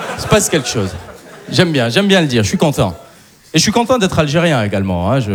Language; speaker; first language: French; native; French